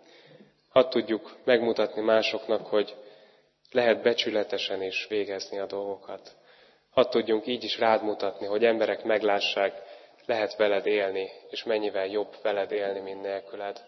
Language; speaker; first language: Hungarian; native; Hungarian